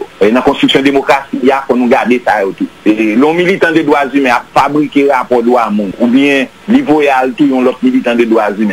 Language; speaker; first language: French; non-native, local second language; Haitian Creole